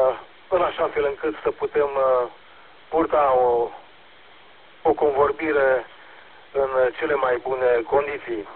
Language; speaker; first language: Romanian; native; Romanian